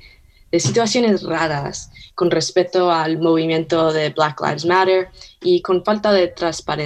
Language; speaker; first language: Spanish; early bilingual, heritage; Spanish